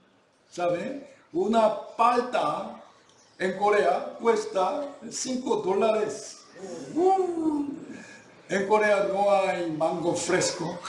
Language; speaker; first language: Spanish; non-native, fluent; Korean